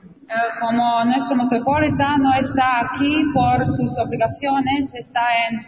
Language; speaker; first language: Spanish; non-native, fluent; Serbian